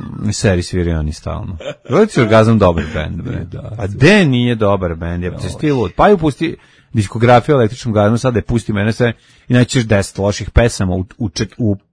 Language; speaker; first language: Serbian; native; Serbian